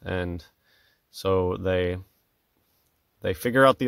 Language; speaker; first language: English; native; English